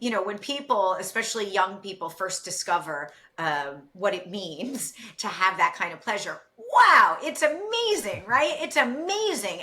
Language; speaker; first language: English; native; English